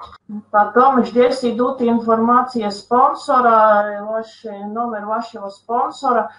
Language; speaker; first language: Russian; non-native, local second language; Latvian